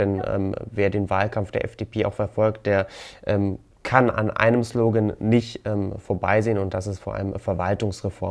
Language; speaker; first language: German; native; German